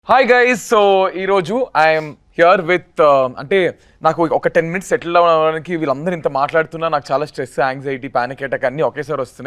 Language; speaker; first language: Telugu; native; Telugu